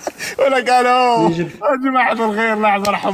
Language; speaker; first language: Arabic; native; Arabic